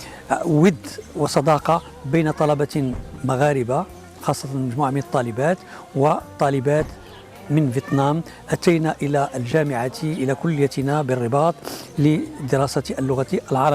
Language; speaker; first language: Arabic; native; Arabic